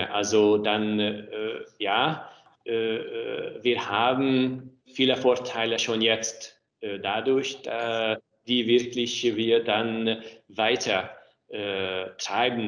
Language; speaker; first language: German; non-native, fluent; Hungarian